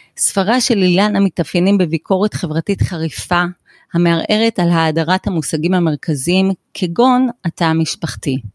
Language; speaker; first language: Hebrew; native; Hebrew